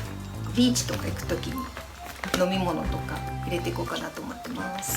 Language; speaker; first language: Japanese; native; Japanese